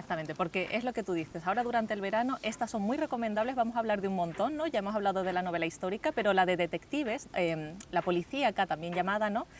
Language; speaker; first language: Spanish; native; Spanish